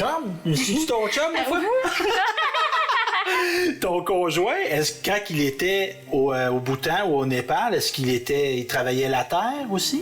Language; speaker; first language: French; native; French